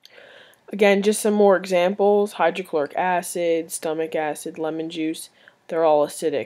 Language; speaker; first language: English; native; English